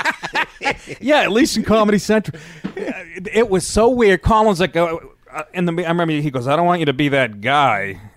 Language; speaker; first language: English; native; English